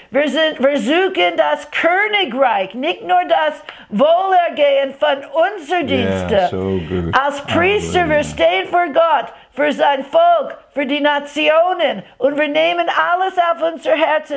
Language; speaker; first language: German; non-native, fluent; English